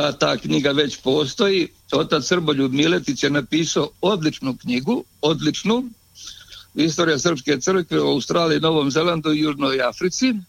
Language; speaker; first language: Serbian; native; Serbian